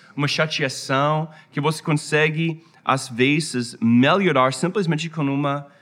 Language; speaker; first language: Portuguese; non-native, fluent; English